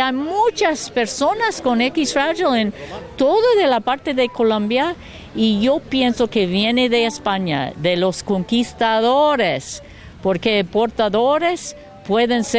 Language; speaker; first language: Spanish; non-native, learner; English